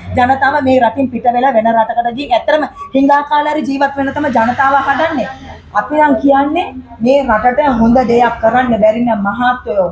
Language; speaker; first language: Sinhala; non-native, local second language; Tamil